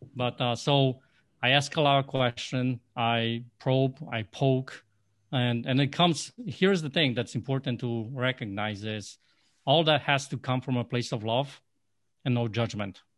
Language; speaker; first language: English; non-native, fluent; Polish